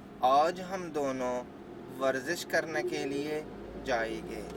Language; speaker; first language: Hindi; non-native, learner; Arabic